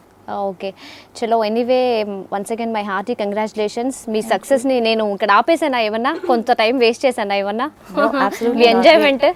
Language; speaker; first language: Telugu; native; Telugu